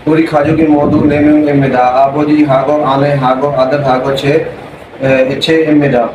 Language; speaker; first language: Korean; non-native, learner; Punjabi